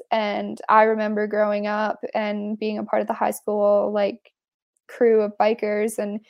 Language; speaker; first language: English; native; English